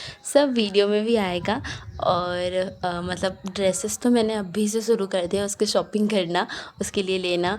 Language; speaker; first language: Hindi; native; Hindi